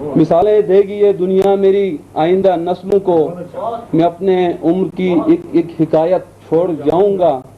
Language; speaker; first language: Urdu; non-native, local second language; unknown